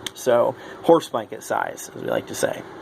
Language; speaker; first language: English; native; English